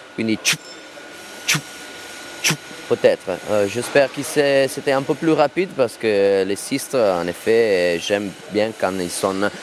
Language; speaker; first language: French; non-native, learner; Italian